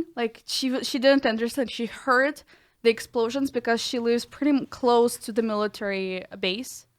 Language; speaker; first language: English; non-native, fluent; Ukrainian